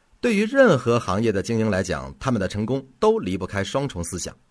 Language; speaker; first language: Chinese; native; Chinese